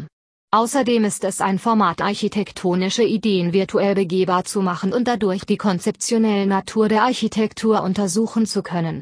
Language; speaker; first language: German; native; German